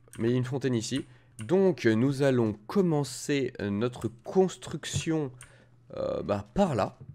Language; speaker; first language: French; native; French